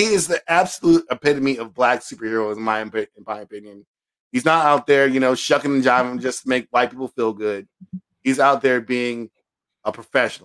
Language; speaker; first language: English; native; English